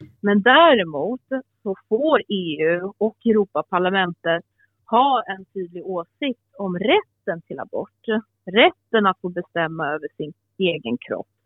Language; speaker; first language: Swedish; early bilingual, other home language; Albanian